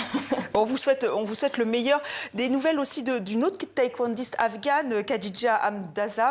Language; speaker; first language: French; native; French